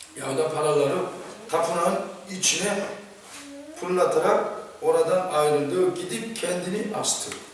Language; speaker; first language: Turkish; non-native, fluent; Korean